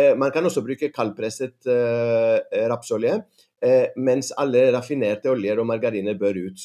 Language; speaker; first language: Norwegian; non-native, fluent; Greek